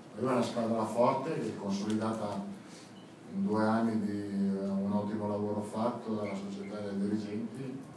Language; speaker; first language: Italian; native; Italian